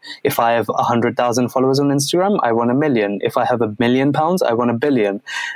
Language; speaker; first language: English; native; English